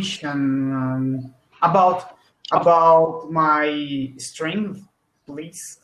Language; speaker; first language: English; non-native, learner; Portuguese